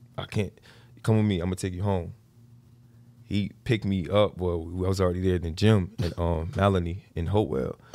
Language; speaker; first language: English; native; English